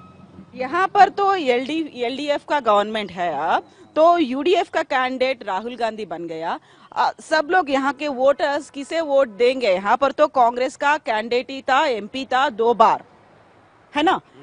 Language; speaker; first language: Hindi; non-native, local second language; Telugu